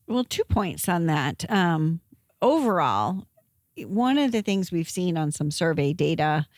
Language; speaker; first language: English; native; English